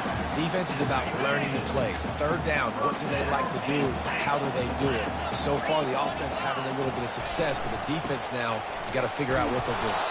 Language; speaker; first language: English; native; English